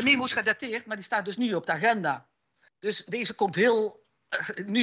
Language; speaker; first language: Dutch; native; Dutch